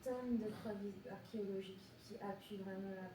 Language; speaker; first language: French; native; French